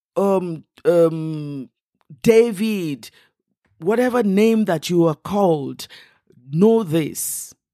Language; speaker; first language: English; non-native, local second language; Igbo